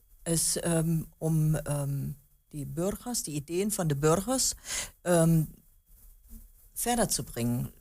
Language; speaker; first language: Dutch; non-native, learner; German